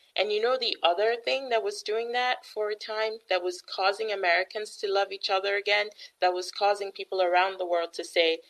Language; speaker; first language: English; native; English